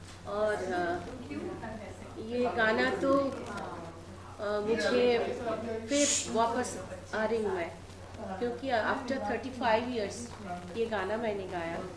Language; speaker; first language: Hindi; non-native, local second language; Bangla